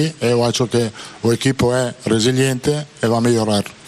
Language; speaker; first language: Portuguese; non-native, fluent; Italian